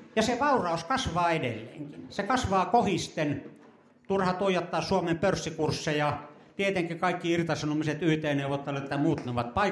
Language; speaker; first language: Finnish; native; Finnish